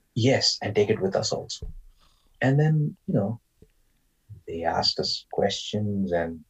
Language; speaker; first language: English; non-native, local second language; Marathi